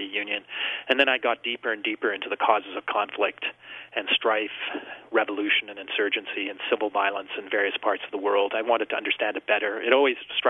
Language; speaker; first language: English; native; English